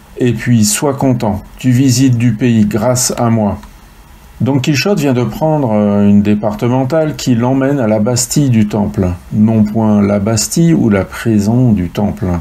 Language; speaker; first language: French; native; French